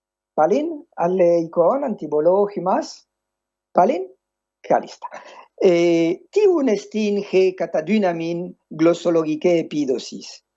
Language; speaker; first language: Greek; non-native, fluent; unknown